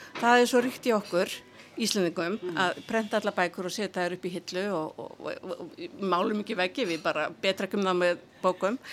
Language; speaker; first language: Icelandic; native; Icelandic